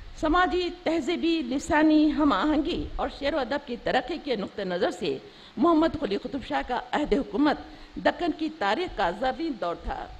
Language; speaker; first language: Urdu; native; Urdu